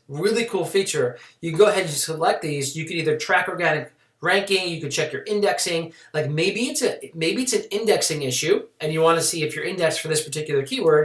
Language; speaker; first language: English; native; English